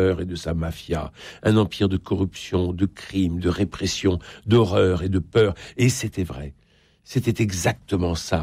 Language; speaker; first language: French; native; French